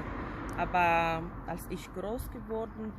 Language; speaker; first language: German; non-native, fluent; Spanish